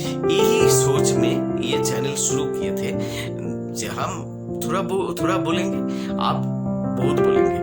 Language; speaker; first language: Hindi; non-native, local second language; Bangla